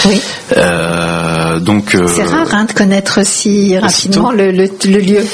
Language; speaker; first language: French; native; French